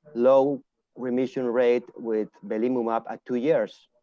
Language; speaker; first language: English; non-native, fluent; Spanish